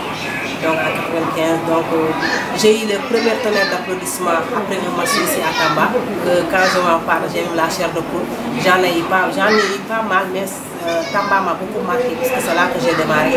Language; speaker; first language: French; non-native, local second language; Fula